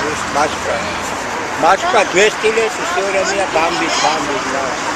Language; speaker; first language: Russian; non-native, learner; Georgian